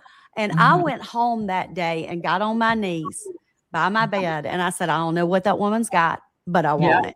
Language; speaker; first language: English; native; English